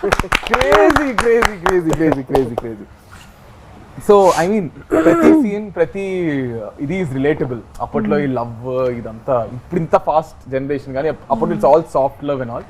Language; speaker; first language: Telugu; native; Telugu